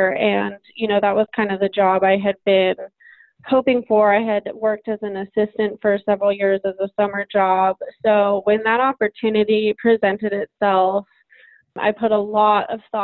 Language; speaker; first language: English; native; English